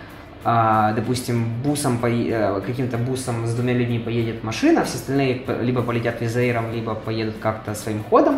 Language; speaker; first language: Russian; non-native, local second language; Ukrainian